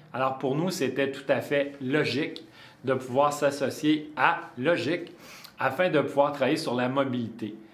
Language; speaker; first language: French; native; French